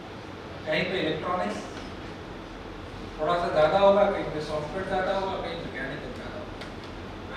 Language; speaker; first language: Hindi; native; Hindi